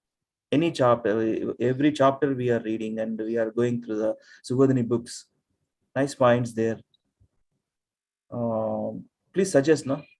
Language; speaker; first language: English; non-native, local second language; Telugu